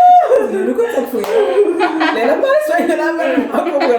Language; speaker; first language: Portuguese; non-native, learner; Haitian Creole